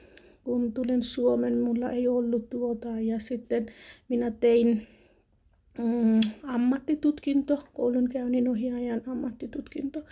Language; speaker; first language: Finnish; non-native, learner; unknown